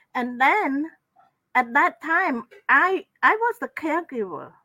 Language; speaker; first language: English; non-native, fluent; Khmer